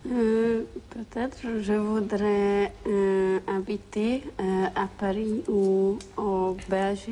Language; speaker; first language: French; non-native, learner; Hungarian